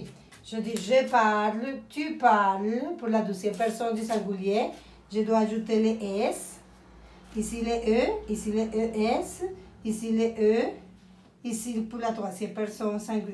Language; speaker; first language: French; non-native, fluent; Spanish